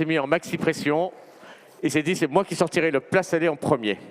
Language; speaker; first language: French; native; French